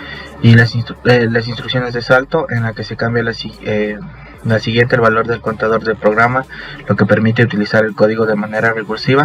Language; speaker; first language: Spanish; native; Spanish